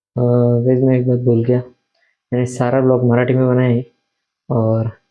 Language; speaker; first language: Hindi; non-native, local second language; Marathi